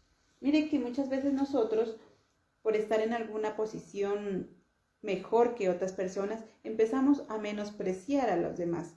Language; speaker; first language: Spanish; native; Spanish